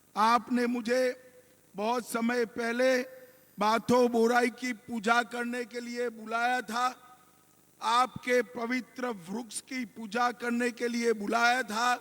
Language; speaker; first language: Hindi; non-native, local second language; Gujarati